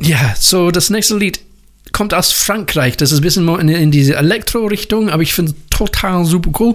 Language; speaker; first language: German; non-native, learner; English